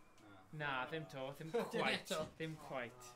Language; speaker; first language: Welsh; native; Welsh